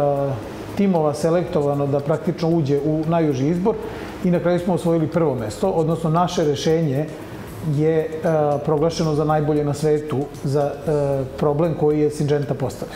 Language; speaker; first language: Serbian; native; Serbian